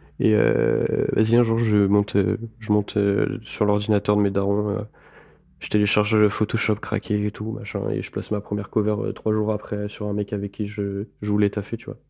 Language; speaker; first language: French; native; French